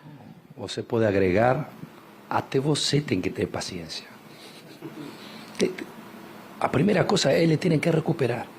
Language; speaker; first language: Portuguese; non-native, fluent; Spanish